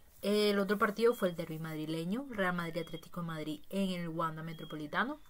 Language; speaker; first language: Spanish; native; Spanish